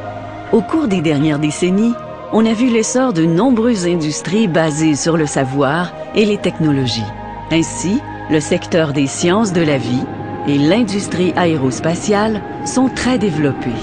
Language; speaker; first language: French; native; French